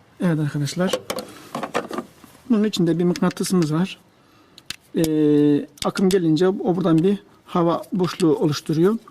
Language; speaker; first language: Turkish; native; Turkish